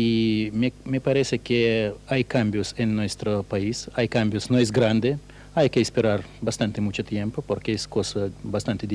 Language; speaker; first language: Spanish; non-native, fluent; Russian